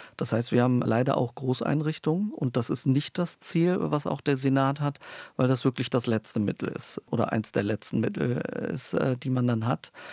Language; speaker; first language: German; early bilingual, other home language; Turkish